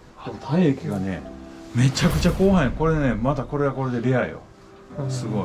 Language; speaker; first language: Japanese; native; Japanese